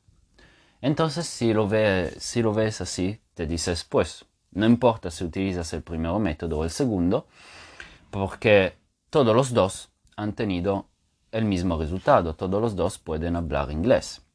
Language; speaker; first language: Spanish; non-native, fluent; Italian